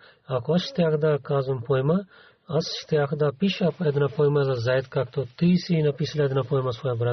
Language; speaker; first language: Bulgarian; non-native, learner; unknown